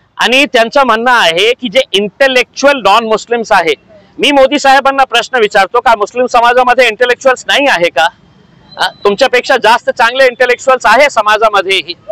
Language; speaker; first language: Marathi; non-native, local second language; Urdu